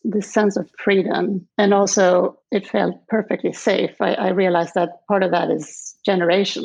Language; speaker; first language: English; non-native, fluent; Swedish